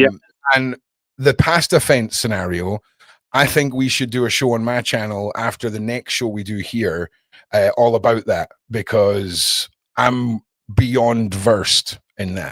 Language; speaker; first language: English; native; English